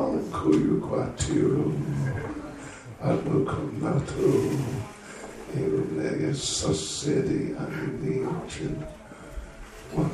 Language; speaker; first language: Russian; non-native, learner; English